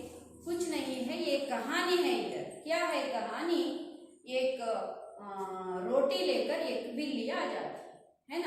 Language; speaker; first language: Hindi; non-native, local second language; Kannada